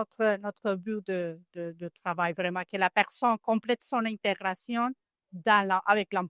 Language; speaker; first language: French; non-native, fluent; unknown